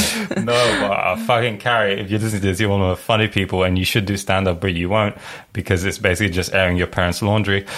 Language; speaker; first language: English; early bilingual, other home language; Arabic